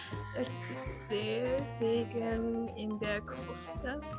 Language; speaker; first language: German; non-native, learner; Korean